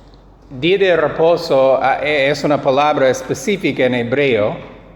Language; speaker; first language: Spanish; non-native, fluent; English